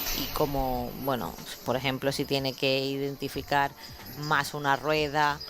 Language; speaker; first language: Spanish; native; Spanish